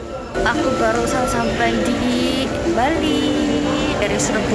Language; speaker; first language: Indonesian; non-native, fluent; Korean